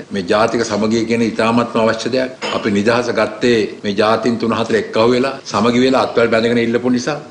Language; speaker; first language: Sinhala; native; Sinhala